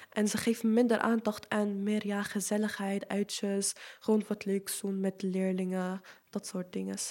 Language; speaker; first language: Dutch; non-native, fluent; Arabic